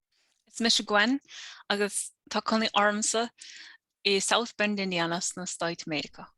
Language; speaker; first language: Irish; non-native, learner; English